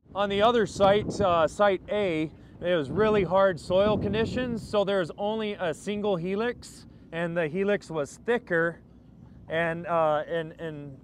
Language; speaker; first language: English; native; English